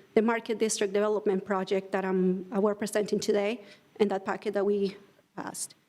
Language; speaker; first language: English; non-native, fluent; Spanish